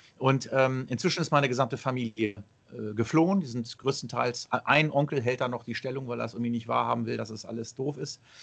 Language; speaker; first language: German; early bilingual, other home language; Arabic